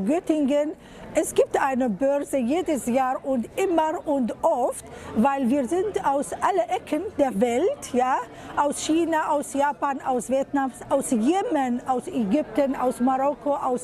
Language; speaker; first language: German; non-native, fluent; Arabic